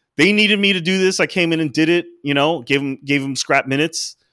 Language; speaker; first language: English; native; English